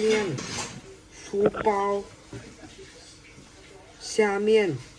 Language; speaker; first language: Chinese; non-native, learner; Vietnamese